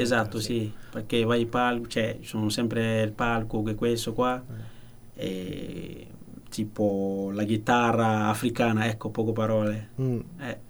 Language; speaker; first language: Italian; non-native, learner; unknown